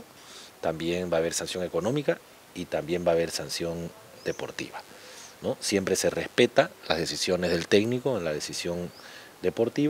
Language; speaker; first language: Spanish; native; Spanish